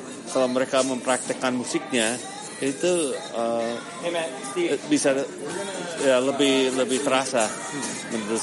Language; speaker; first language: Indonesian; non-native, fluent; English